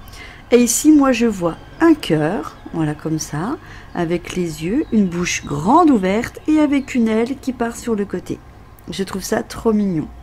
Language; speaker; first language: French; native; French